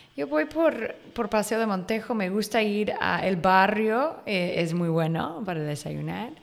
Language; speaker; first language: Spanish; non-native, fluent; English